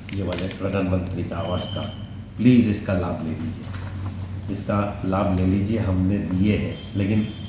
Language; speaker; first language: Hindi; non-native, local second language; Gujarati